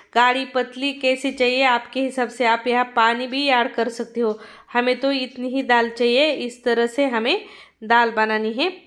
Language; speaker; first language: Hindi; non-native, local second language; Marathi